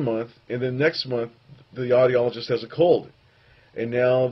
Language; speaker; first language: English; native; English